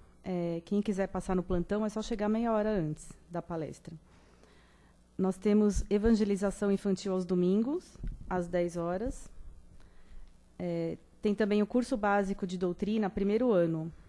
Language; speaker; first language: Portuguese; native; Portuguese